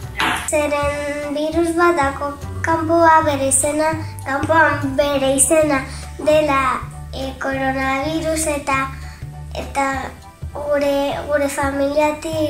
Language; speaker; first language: Basque; non-native, local second language; Spanish